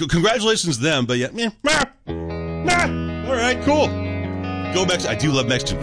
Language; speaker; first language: English; native; English